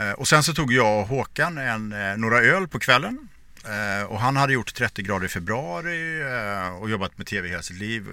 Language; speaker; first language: Swedish; native; Swedish